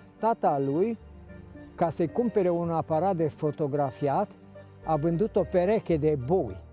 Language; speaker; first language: Romanian; native; Romanian